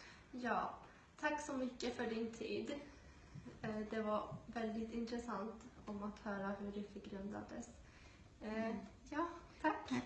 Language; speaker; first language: Swedish; non-native, fluent; Georgian